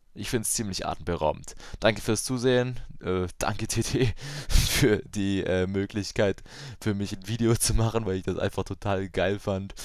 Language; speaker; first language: German; native; German